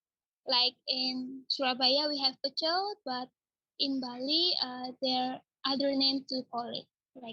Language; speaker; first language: English; non-native, learner; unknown